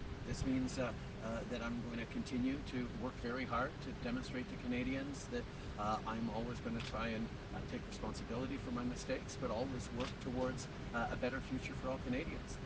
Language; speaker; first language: English; native; English